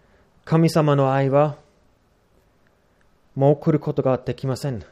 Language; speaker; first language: Japanese; non-native, fluent; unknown